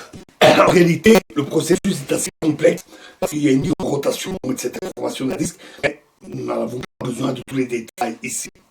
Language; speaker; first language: French; native; French